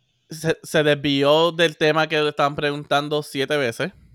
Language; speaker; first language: Spanish; native; Spanish